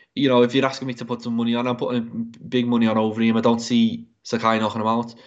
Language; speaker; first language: English; native; English